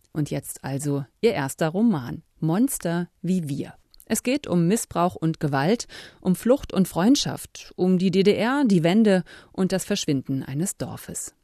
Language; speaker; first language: German; native; German